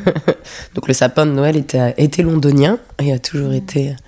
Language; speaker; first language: French; native; French